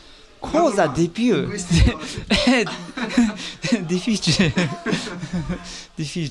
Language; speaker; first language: Italian; non-native, learner; Japanese